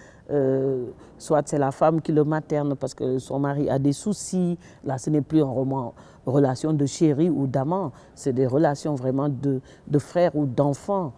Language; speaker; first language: French; non-native, local second language; Wolof